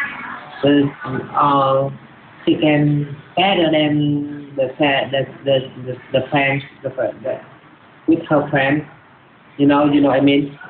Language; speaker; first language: English; non-native, learner; Vietnamese